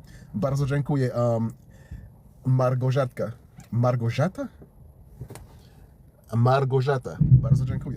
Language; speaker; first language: Polish; non-native, learner; English